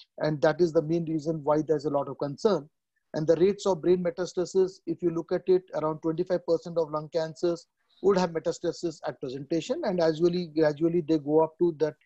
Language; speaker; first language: English; non-native, local second language; Odia